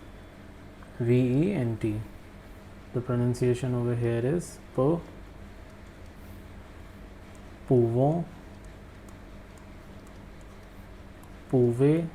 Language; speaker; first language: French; non-native, fluent; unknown